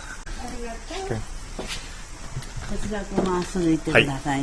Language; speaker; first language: Japanese; native; Japanese